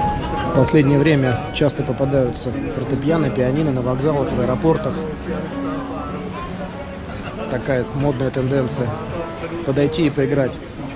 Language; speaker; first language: Russian; native; Russian